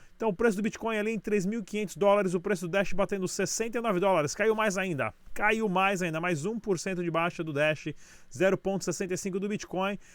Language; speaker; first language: Portuguese; native; Portuguese